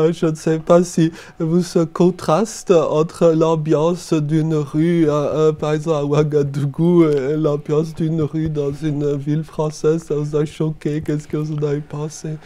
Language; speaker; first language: French; native; French